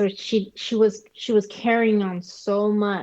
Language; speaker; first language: English; early bilingual, other home language; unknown